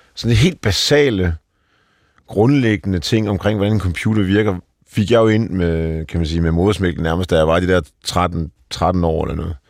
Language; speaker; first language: Danish; early bilingual, other home language; Polish